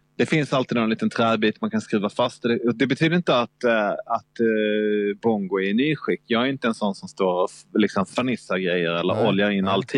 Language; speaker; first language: Swedish; native; Swedish